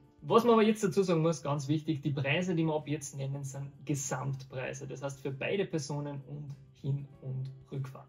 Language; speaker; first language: German; native; German